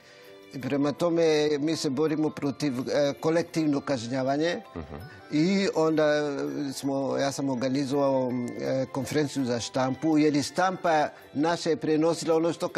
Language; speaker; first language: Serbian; non-native, fluent; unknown